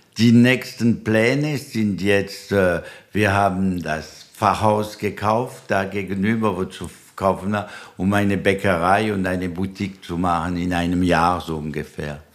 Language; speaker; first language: German; non-native, local second language; French